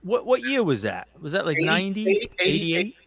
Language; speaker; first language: English; native; English